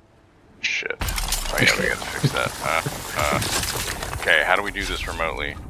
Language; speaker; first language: English; native; English